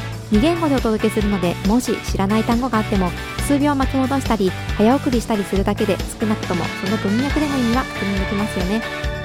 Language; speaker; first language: Japanese; native; Japanese